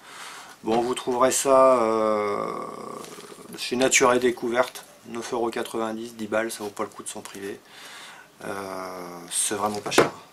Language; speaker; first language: French; native; French